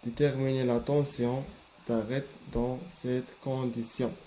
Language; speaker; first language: French; non-native, local second language; Arabic